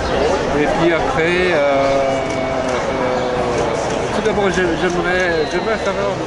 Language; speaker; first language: French; non-native, learner; Japanese